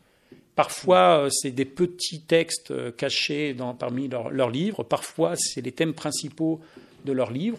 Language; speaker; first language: French; native; French